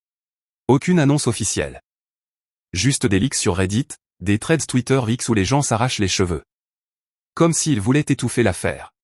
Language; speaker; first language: French; native; French